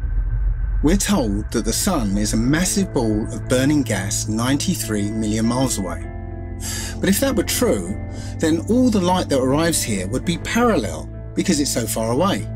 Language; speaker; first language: English; native; English